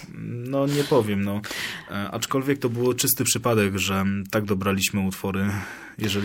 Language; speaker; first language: Polish; native; Polish